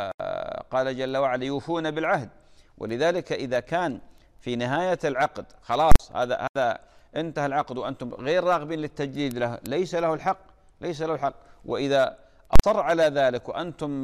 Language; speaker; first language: Arabic; native; Arabic